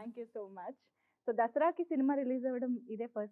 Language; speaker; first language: Telugu; native; Telugu